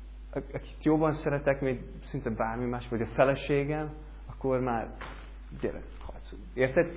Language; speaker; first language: Hungarian; non-native, learner; English